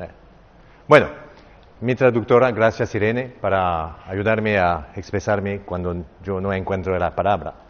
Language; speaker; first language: Spanish; non-native, learner; French